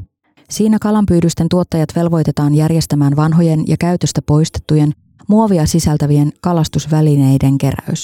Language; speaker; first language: Finnish; native; Finnish